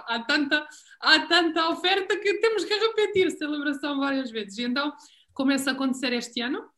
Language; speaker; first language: Portuguese; non-native, fluent; Serbian